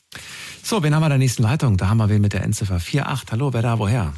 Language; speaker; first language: German; native; German